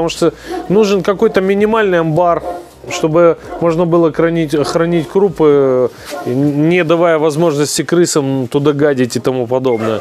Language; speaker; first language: Russian; native; Russian